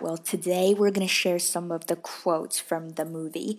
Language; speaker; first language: English; non-native, fluent; Chinese